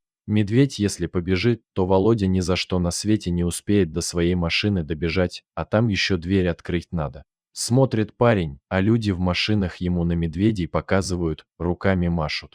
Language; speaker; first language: Russian; native; Russian